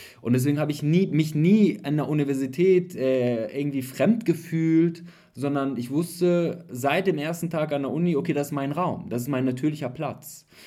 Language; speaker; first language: German; early bilingual, other home language; Persian